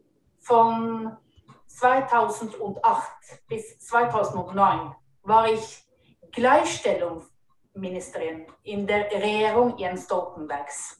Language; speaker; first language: German; non-native, fluent; Norwegian